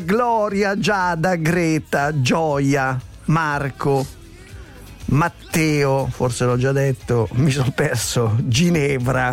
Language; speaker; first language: Italian; native; Italian